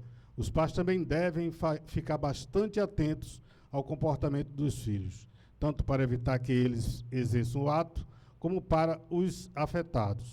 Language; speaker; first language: Portuguese; native; Portuguese